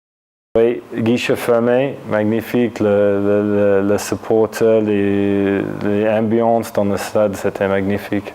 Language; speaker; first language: French; non-native, fluent; English